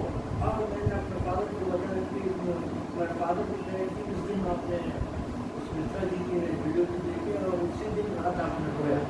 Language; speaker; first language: Hindi; non-native, local second language; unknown